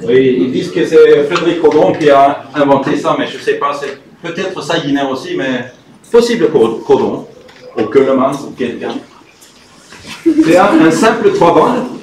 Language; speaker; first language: French; non-native, fluent; Swedish